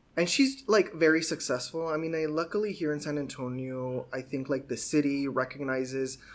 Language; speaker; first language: English; native; English